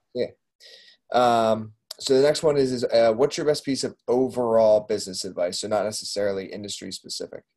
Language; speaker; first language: English; native; English